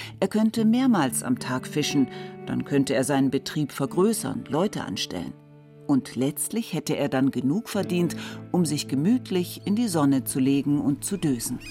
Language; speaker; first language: German; native; German